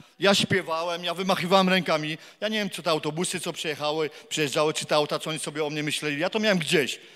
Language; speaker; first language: Polish; native; Polish